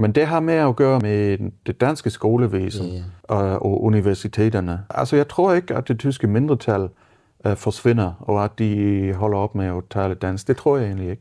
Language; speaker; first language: Danish; non-native, fluent; German